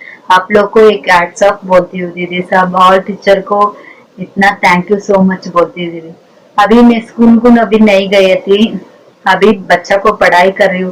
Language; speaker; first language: Hindi; non-native, local second language; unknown